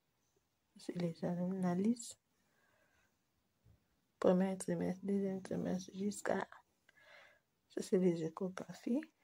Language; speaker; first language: French; non-native, local second language; Lingala